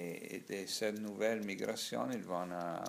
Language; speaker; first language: French; non-native, learner; Italian